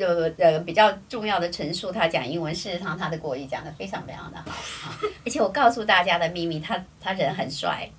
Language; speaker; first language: Chinese; native; Chinese